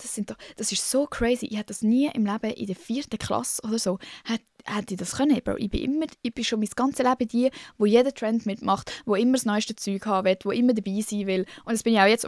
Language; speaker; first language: German; native; German